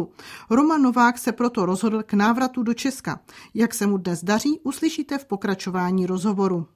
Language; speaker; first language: Czech; native; Czech